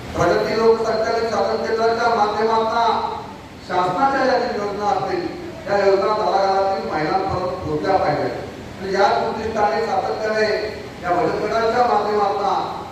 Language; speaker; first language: Marathi; native; Marathi